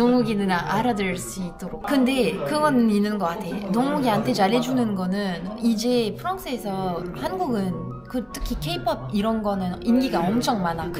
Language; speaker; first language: Korean; non-native, fluent; French